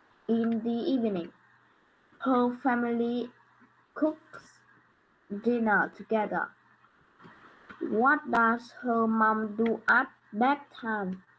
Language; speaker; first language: English; non-native, learner; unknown